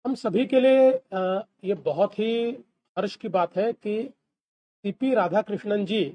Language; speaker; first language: Hindi; non-native, local second language; Marathi